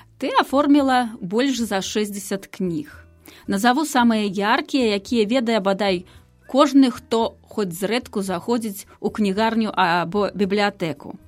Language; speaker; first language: Belarusian; native; Belarusian